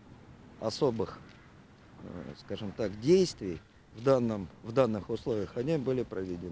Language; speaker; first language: Russian; native; Russian